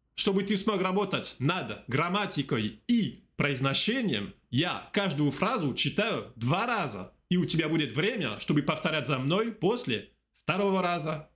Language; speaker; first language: Russian; non-native, fluent; French